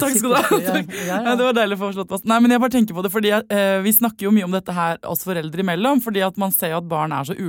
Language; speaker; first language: Norwegian; native; Norwegian